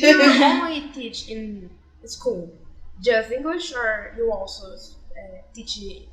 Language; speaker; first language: English; non-native, learner; Portuguese